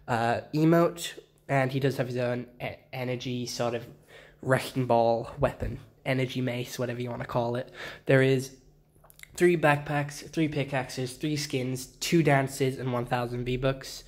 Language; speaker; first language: English; native; English